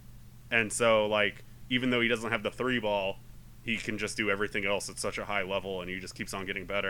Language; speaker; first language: English; native; English